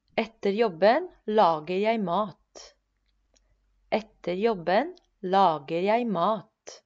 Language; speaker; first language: Norwegian; non-native, fluent; Spanish